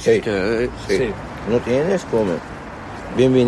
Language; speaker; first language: Spanish; non-native, learner; Arabic